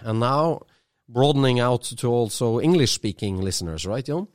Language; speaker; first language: English; non-native, fluent; Norwegian